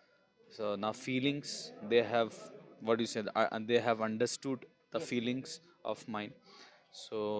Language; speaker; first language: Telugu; non-native, local second language; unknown